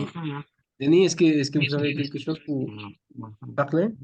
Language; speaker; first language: French; non-native, fluent; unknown